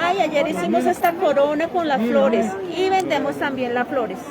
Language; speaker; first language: Spanish; native; Spanish